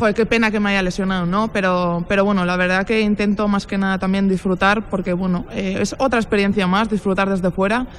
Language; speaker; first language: Spanish; native; Spanish